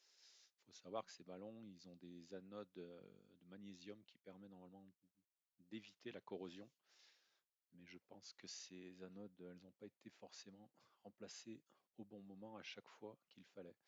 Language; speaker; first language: French; native; French